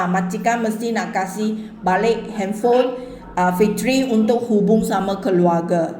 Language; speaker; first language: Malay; non-native, local second language; Chinese